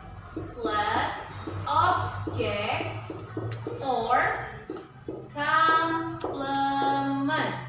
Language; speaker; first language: English; non-native, fluent; Indonesian